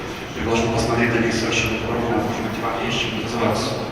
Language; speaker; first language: Russian; native; Russian